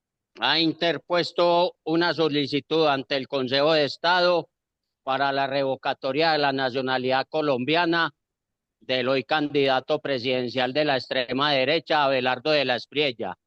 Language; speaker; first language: Spanish; native; Spanish